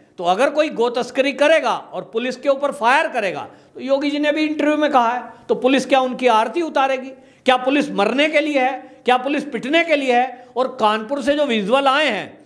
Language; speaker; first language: Hindi; native; Hindi